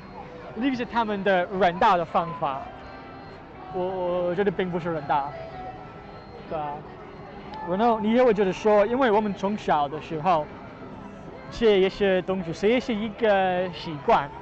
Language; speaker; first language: Chinese; non-native, learner; English